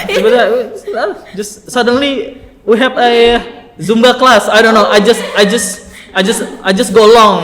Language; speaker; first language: English; non-native, learner; Indonesian